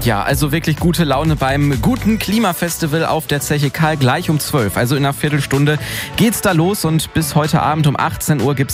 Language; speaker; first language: German; native; German